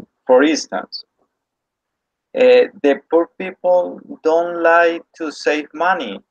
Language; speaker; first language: English; non-native, learner; Spanish